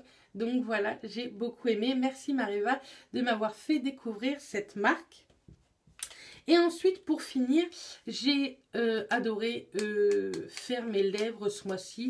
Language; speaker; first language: French; native; French